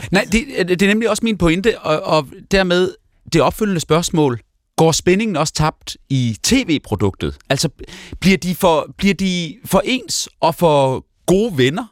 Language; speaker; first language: Danish; native; Danish